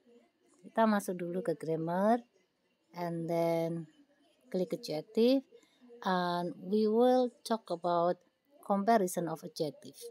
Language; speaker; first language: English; non-native, fluent; Indonesian